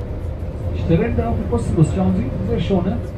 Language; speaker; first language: German; non-native, fluent; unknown